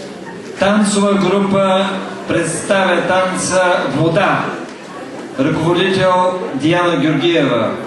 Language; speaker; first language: Bulgarian; native; Bulgarian